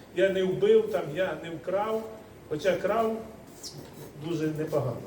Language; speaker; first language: Ukrainian; native; Ukrainian